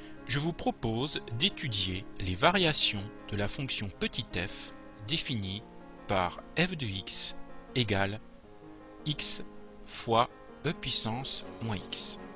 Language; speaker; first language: French; native; French